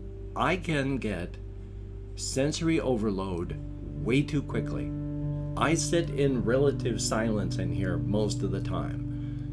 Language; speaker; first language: English; native; English